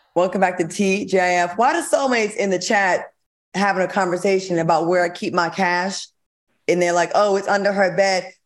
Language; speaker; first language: English; native; English